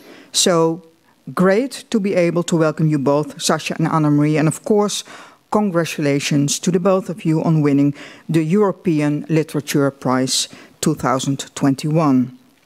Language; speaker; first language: English; non-native, fluent; Dutch